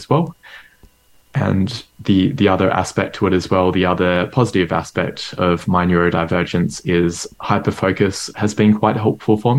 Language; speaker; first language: English; native; English